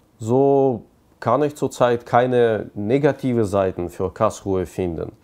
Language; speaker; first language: German; non-native, fluent; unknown